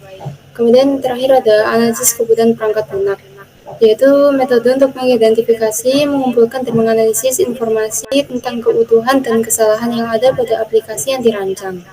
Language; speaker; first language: Indonesian; native; Indonesian